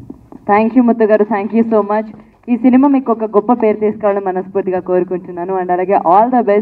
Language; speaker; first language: Telugu; native; Telugu